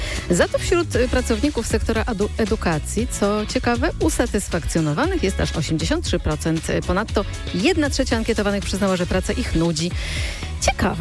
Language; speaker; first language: Polish; native; Polish